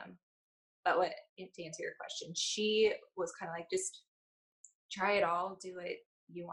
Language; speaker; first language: English; native; English